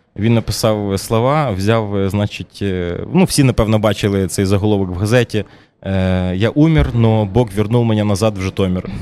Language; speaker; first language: Ukrainian; native; Ukrainian